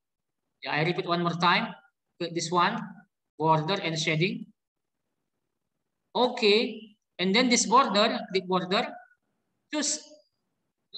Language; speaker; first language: English; non-native, learner; Indonesian